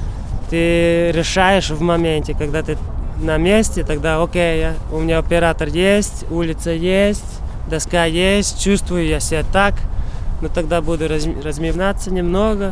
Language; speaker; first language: Russian; non-native, local second language; Latvian